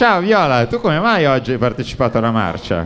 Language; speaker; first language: Italian; native; Italian